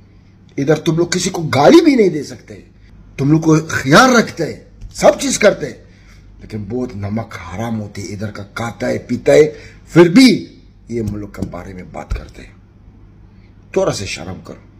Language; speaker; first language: Hindi; non-native, learner; Arabic